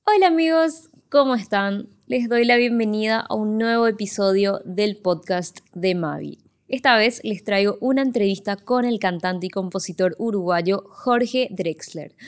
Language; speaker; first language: Spanish; native; Spanish